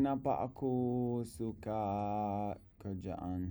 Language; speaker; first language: Indonesian; non-native, learner; English